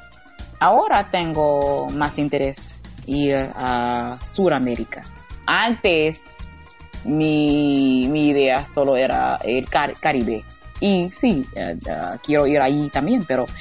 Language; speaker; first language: Spanish; non-native, learner; English